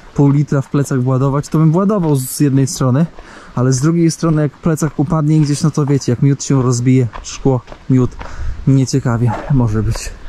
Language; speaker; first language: Polish; native; Polish